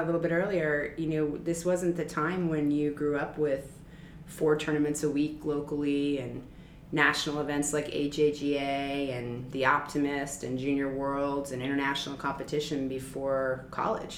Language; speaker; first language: English; native; English